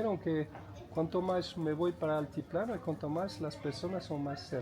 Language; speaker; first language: Spanish; non-native, learner; Portuguese